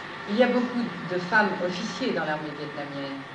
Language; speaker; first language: French; native; French